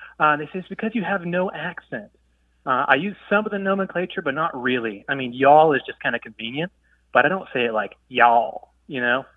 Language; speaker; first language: English; native; English